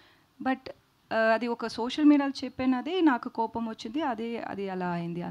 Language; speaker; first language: Telugu; non-native, learner; Tamil